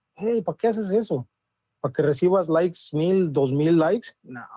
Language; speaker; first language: Spanish; native; Spanish